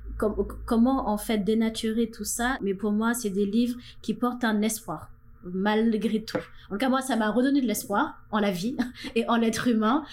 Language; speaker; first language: French; non-native, local second language; Wolof